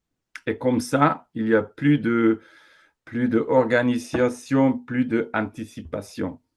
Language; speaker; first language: French; non-native, fluent; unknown